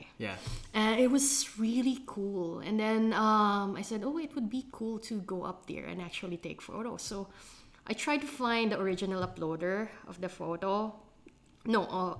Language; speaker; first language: English; non-native, local second language; Filipino